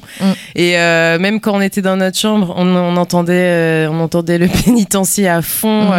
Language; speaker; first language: French; early bilingual, other home language; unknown